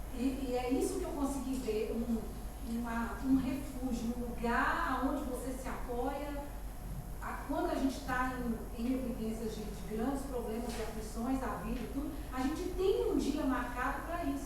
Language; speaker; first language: Portuguese; native; Portuguese